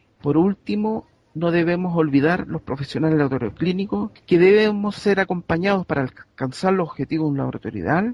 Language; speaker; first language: Spanish; native; Spanish